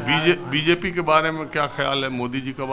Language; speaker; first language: Hindi; native; Hindi